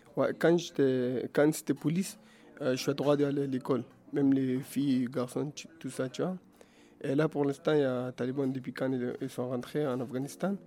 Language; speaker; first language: French; non-native, learner; Pashto